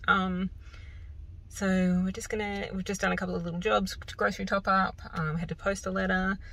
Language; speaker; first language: English; native; English